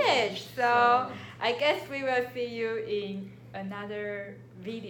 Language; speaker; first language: English; non-native, learner; Chinese